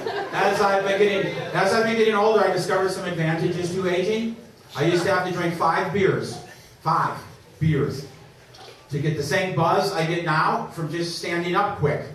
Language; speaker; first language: English; native; English